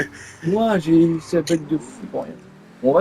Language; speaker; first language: French; native; French